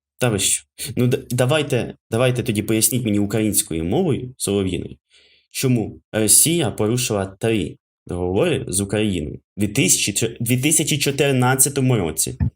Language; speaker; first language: Ukrainian; native; Ukrainian